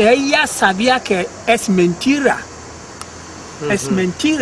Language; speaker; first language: Spanish; non-native, learner; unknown